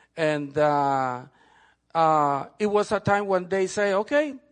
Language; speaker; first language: English; non-native, fluent; Spanish